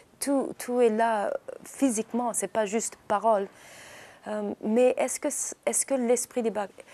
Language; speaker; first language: French; early bilingual, heritage; English